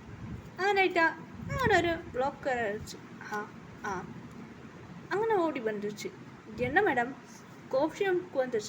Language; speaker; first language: Tamil; non-native, learner; Malayalam